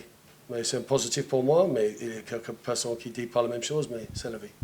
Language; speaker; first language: French; non-native, fluent; English